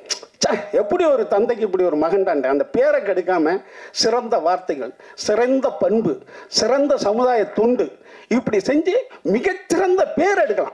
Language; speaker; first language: Tamil; native; Tamil